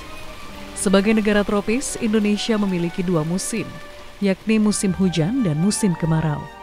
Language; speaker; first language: Indonesian; native; Indonesian